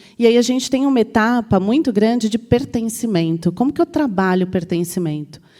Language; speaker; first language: Portuguese; native; Portuguese